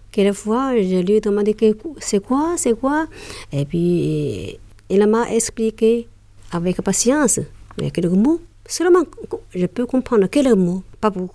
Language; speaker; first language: French; non-native, learner; Chinese